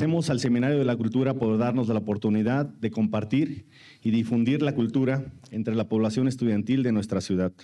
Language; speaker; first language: Spanish; native; Spanish